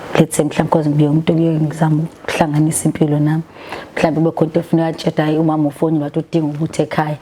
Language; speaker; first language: Zulu; native; Zulu